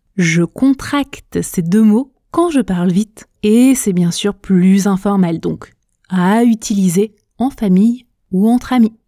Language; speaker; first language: French; native; French